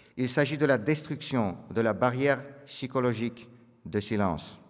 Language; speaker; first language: French; non-native, fluent; Russian